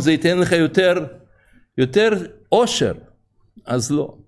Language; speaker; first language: Hebrew; non-native, fluent; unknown